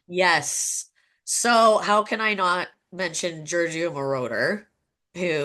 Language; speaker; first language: English; native; English